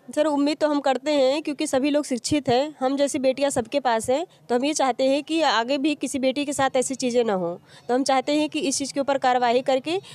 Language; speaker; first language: Hindi; native; Hindi